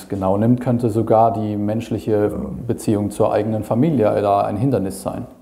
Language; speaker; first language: German; native; German